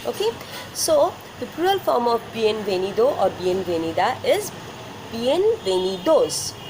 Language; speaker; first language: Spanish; non-native, fluent; Bangla